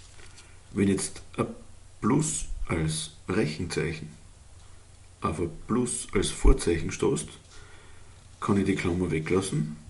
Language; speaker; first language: German; native; German